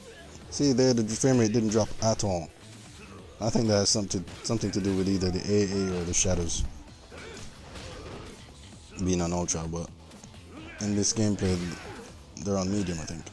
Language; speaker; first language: English; native; English